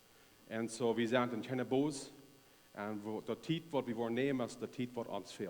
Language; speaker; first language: German; non-native, learner; Plautdietsch